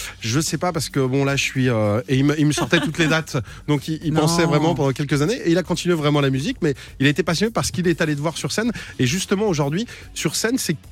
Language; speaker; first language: French; native; French